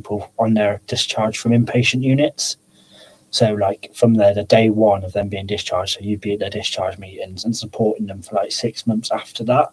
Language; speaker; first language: English; native; English